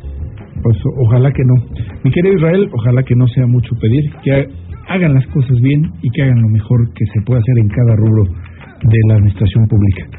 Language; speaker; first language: Spanish; native; Spanish